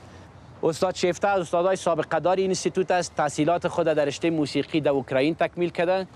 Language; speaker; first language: Persian; native; Persian